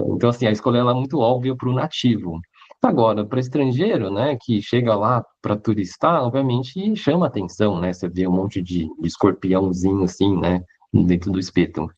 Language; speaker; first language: Portuguese; early bilingual, other home language; Chinese